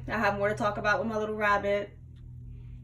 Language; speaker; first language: English; native; English